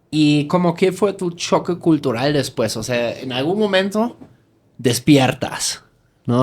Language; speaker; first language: Spanish; non-native, fluent; German